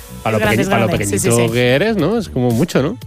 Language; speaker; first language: Spanish; native; Spanish